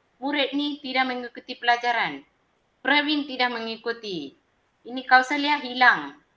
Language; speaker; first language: Malay; non-native, local second language; Tamil